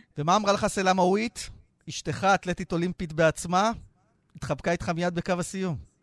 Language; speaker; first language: Hebrew; native; Hebrew